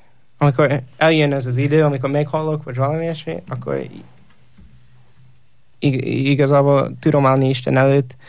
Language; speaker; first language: Hungarian; non-native, fluent; English